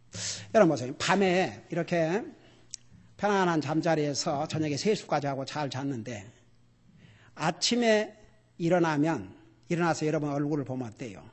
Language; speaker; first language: Korean; native; Korean